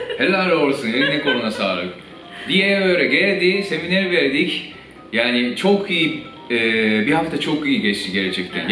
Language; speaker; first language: Turkish; non-native, fluent; Japanese